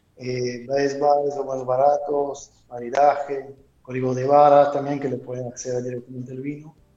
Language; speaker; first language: Spanish; non-native, fluent; French